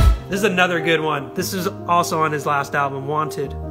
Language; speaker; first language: English; early bilingual, other home language; Spanish